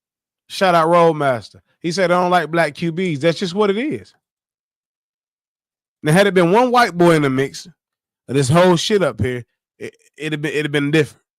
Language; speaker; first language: English; native; English